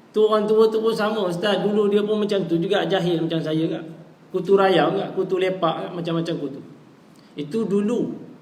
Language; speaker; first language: Malay; native; Malay